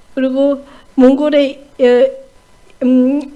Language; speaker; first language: Korean; non-native, fluent; German